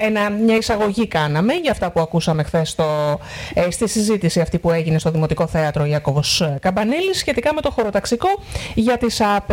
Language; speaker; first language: Greek; native; Greek